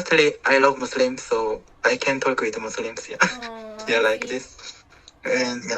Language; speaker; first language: English; non-native, learner; Korean